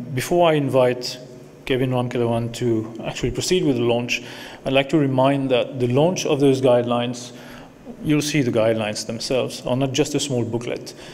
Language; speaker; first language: English; non-native, local second language; Morisyen